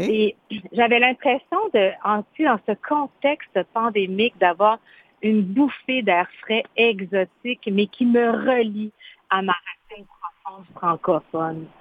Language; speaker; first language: French; early bilingual, other home language; Spanish